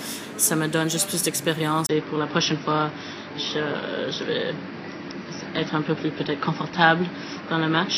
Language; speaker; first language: French; non-native, fluent; English